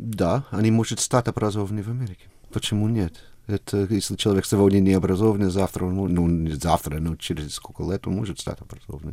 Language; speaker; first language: Russian; non-native, fluent; English